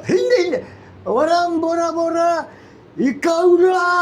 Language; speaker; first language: Filipino; non-native, learner; Japanese